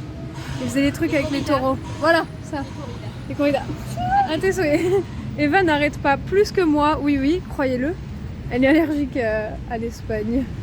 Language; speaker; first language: French; native; French